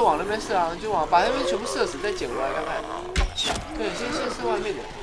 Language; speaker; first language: Chinese; native; Chinese